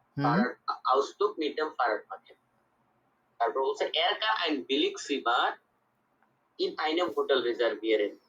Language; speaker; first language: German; non-native, learner; Bangla